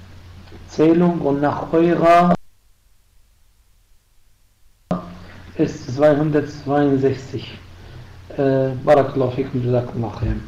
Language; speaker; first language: German; non-native, fluent; Arabic